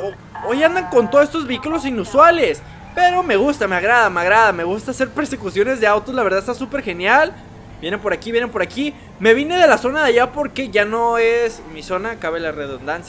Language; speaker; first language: Spanish; native; Spanish